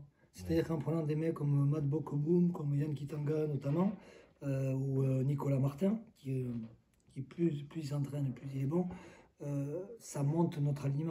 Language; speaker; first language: French; native; French